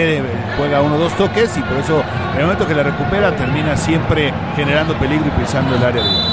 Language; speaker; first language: Spanish; native; Spanish